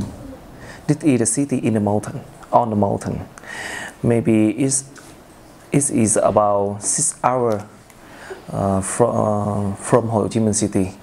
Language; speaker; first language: English; non-native, learner; Vietnamese